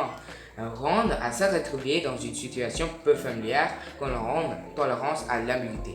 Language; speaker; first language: French; non-native, learner; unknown